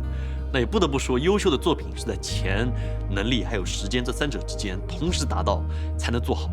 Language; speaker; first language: Chinese; native; Chinese